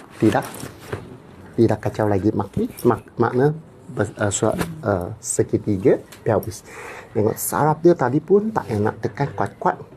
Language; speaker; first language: Malay; non-native, local second language; Cantonese